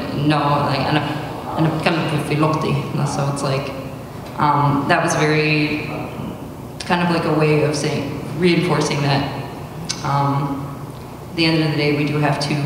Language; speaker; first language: English; early bilingual, other home language; Arabic